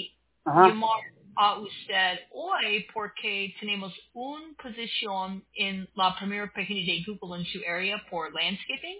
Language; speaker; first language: Spanish; non-native, learner; English